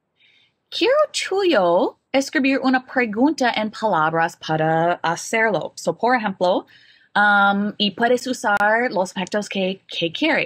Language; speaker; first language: Spanish; non-native, fluent; English